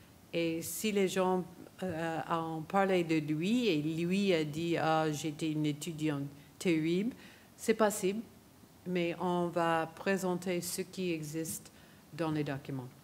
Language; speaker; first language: French; non-native, fluent; English